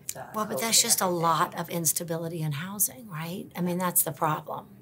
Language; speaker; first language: English; native; English